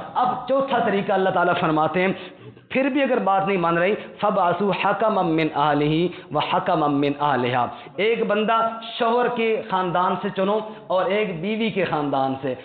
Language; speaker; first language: Urdu; non-native, local second language; Punjabi